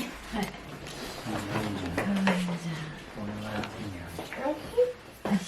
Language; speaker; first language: Japanese; native; Japanese